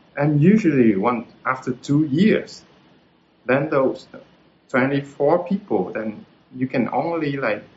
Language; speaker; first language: English; non-native, fluent; Vietnamese